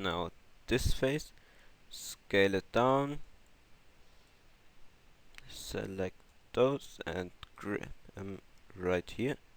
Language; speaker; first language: English; non-native, fluent; German